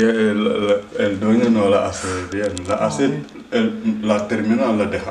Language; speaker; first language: Spanish; non-native, learner; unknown